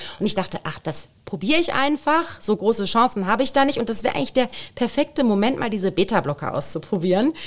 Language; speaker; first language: German; native; German